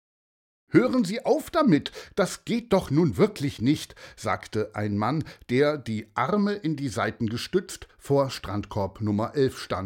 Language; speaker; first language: German; native; German